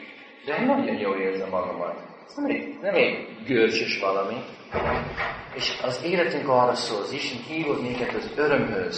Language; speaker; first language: Hungarian; non-native, fluent; English